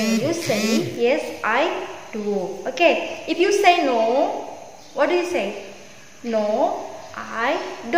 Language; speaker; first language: English; non-native, learner; Indonesian